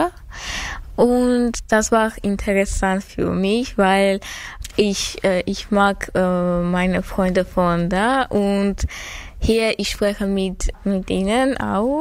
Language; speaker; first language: German; non-native, learner; Armenian